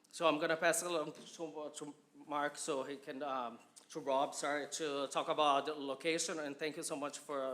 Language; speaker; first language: English; non-native, fluent; Portuguese